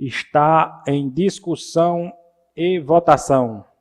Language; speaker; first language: Portuguese; native; Portuguese